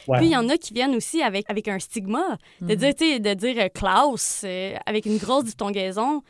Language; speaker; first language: French; native; French